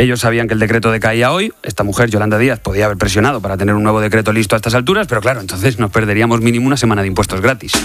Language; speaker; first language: Spanish; native; Spanish